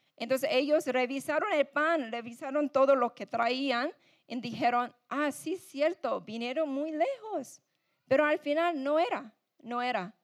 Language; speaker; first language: Spanish; non-native, fluent; English